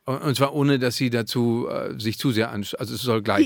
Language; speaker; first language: German; native; German